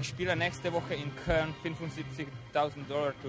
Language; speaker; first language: German; non-native, learner; Czech